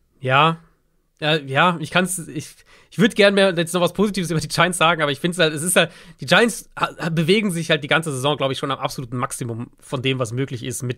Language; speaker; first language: German; native; German